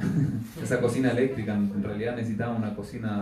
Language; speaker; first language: Spanish; native; Spanish